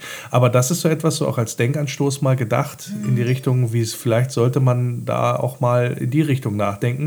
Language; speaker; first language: German; native; German